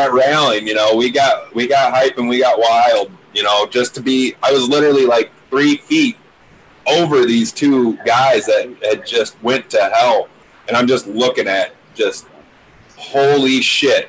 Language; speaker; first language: English; native; English